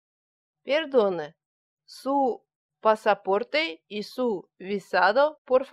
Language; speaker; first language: Spanish; non-native, learner; Russian